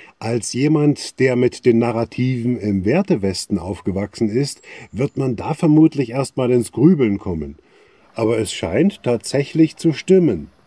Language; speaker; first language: German; native; German